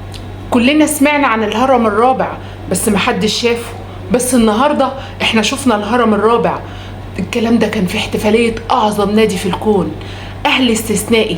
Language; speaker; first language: Arabic; native; Arabic